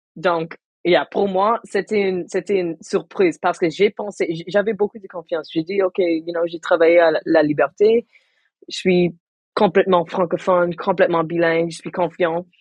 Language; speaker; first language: French; non-native, local second language; Tamil